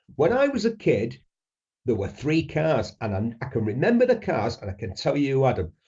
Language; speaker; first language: English; native; English